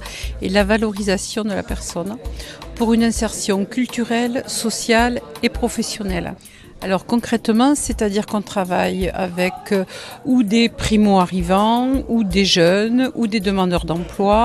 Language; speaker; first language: French; native; French